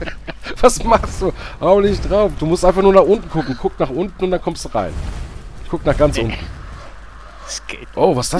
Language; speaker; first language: German; native; German